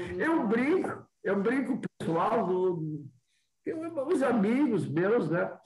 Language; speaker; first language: Portuguese; native; Portuguese